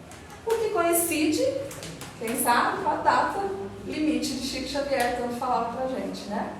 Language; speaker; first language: Portuguese; native; Portuguese